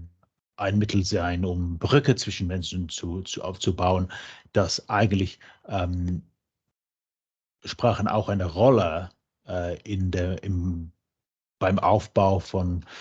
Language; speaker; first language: German; non-native, fluent; English